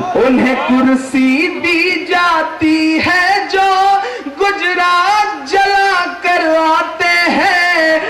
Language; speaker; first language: Hindi; native; Hindi